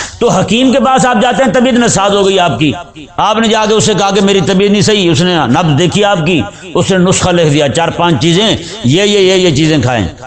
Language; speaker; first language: Urdu; non-native, local second language; Punjabi